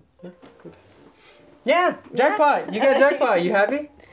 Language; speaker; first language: English; early bilingual, other home language; Spanish